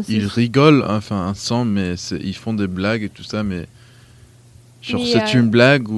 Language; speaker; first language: French; non-native, fluent; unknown